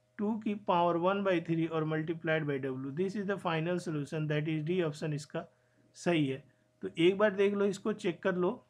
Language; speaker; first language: Hindi; native; Hindi